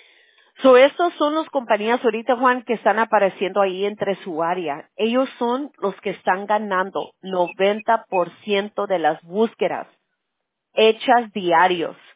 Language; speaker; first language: Spanish; early bilingual, heritage; Spanish